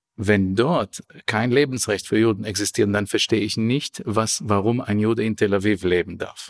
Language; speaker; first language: German; non-native, fluent; Hebrew